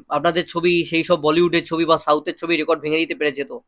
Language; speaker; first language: Bangla; native; Bangla